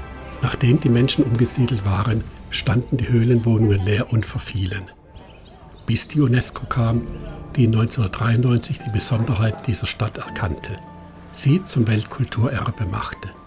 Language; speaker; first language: German; native; German